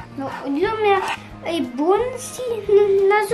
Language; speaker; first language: Romanian; early bilingual, heritage; Romanian